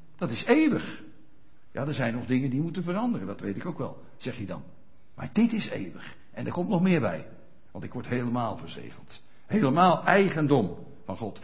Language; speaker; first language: Dutch; native; Dutch